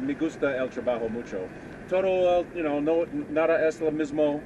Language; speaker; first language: Spanish; non-native, learner; English